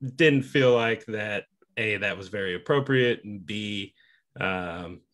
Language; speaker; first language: English; native; English